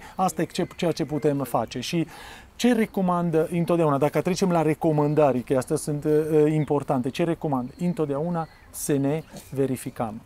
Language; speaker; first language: Romanian; non-native, fluent; Italian